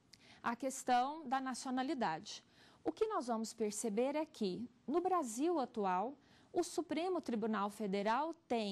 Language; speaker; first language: Portuguese; native; Portuguese